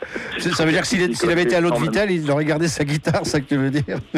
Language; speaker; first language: French; native; French